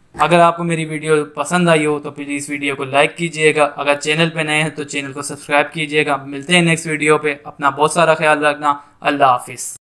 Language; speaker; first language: Hindi; native; Hindi